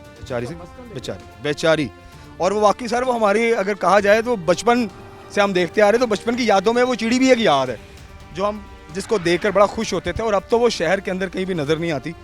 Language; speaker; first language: Urdu; non-native, local second language; Punjabi